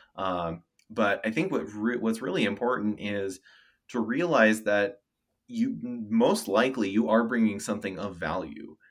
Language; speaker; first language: English; native; English